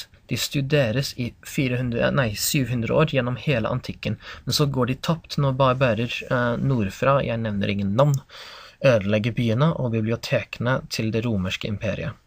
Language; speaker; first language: Norwegian; non-native, fluent; English